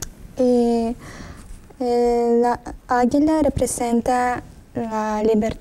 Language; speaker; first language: Spanish; non-native, learner; Russian